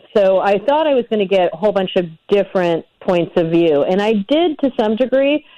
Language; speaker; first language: English; native; English